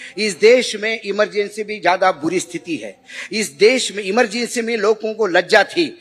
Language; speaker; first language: Hindi; non-native, local second language; Marathi